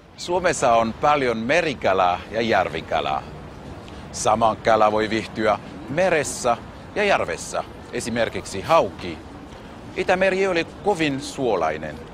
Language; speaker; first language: Finnish; non-native, learner; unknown